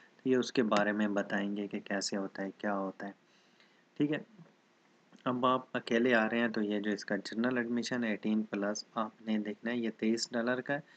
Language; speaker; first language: Urdu; non-native, local second language; Saraiki